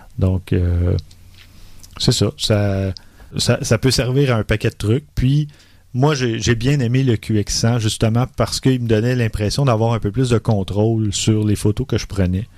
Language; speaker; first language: French; native; French